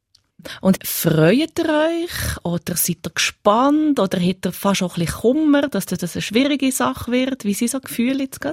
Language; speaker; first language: German; native; German